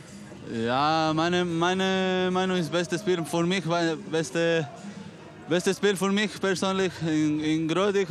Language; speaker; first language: German; non-native, learner; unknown